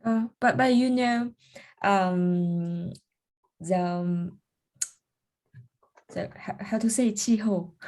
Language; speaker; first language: English; non-native, learner; Chinese